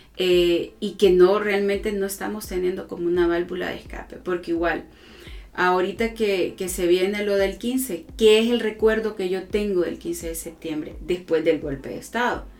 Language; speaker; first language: Spanish; native; Spanish